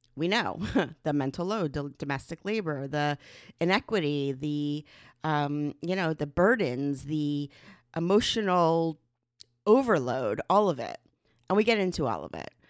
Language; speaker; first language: English; native; English